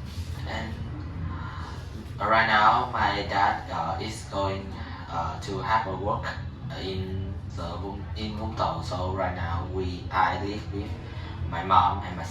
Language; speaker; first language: English; non-native, learner; Vietnamese